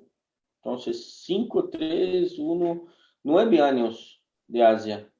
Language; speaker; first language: Spanish; non-native, fluent; Portuguese